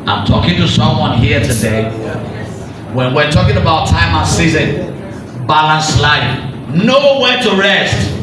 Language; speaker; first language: English; non-native, local second language; Yoruba